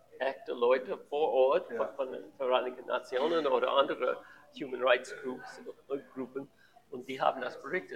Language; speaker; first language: German; non-native, learner; English